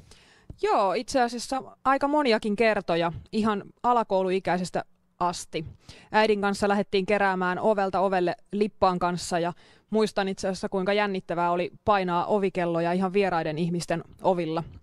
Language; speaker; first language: Finnish; native; Finnish